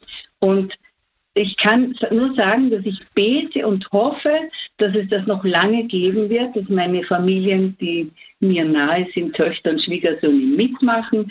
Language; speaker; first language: German; native; German